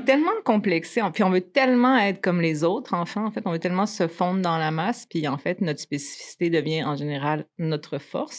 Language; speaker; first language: French; native; French